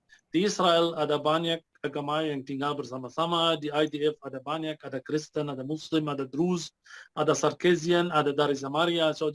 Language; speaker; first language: Indonesian; non-native, fluent; Arabic